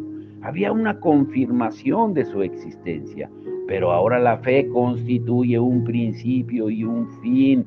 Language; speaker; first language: Spanish; native; Spanish